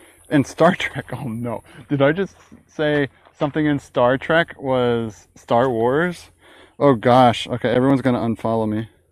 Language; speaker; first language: English; native; English